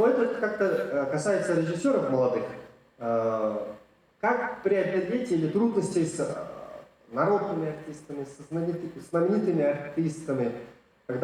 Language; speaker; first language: Russian; non-native, fluent; Mongolian